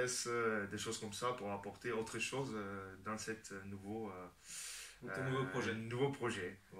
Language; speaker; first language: French; non-native, fluent; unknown